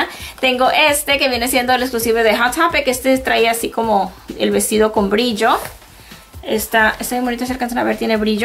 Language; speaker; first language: Spanish; native; Spanish